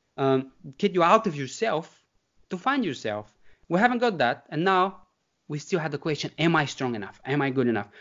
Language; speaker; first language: English; non-native, fluent; Bulgarian